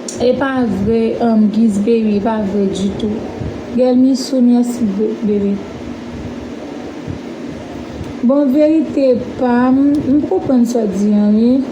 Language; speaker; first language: French; non-native, local second language; Haitian Creole